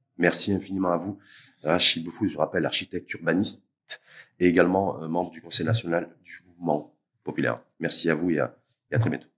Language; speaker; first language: French; native; French